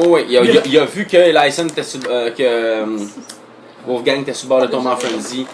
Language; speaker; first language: French; native; French